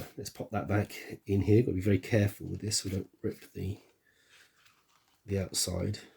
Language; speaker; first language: English; native; English